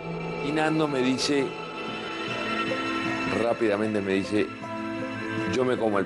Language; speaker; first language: Spanish; native; Spanish